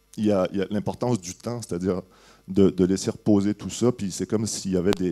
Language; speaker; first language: French; native; French